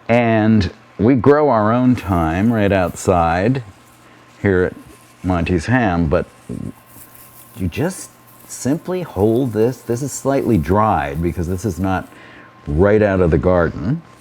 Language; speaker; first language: English; native; English